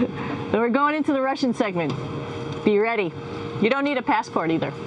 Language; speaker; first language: English; native; English